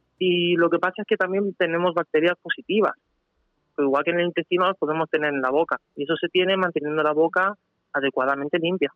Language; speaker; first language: Spanish; native; Spanish